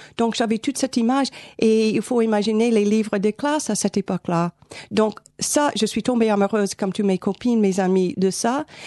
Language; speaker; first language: French; non-native, fluent; English